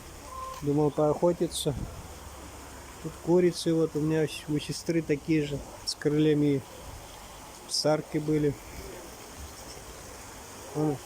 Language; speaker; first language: Russian; native; Russian